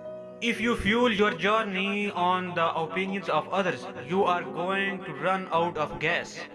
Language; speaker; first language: English; non-native, local second language; Urdu